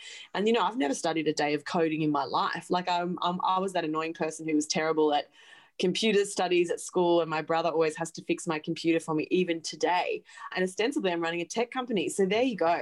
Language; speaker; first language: English; native; English